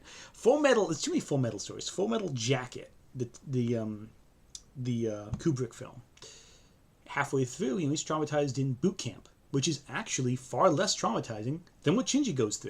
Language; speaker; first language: English; native; English